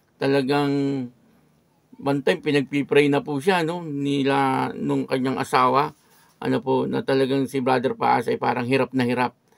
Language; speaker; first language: Filipino; native; Filipino